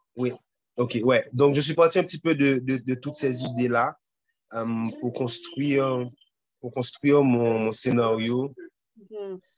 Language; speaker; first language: French; non-native, local second language; Haitian Creole